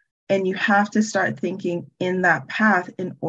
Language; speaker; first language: English; native; English